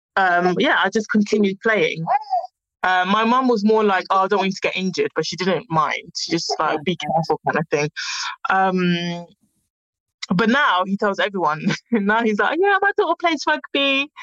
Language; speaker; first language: English; native; English